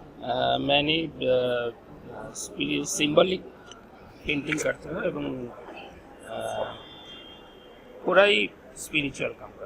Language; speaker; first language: Hindi; non-native, local second language; Bangla